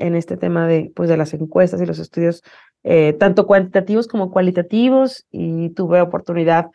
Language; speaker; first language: Spanish; native; Spanish